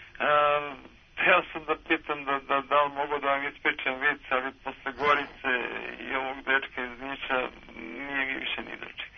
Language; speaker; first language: Serbian; native; Serbian